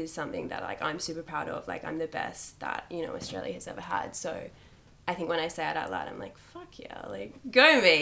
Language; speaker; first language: English; native; English